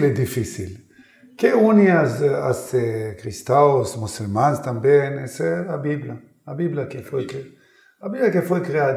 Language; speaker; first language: Portuguese; non-native, learner; Hebrew